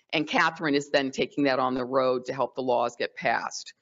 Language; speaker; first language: English; native; English